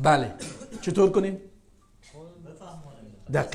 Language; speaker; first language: Persian; native; Persian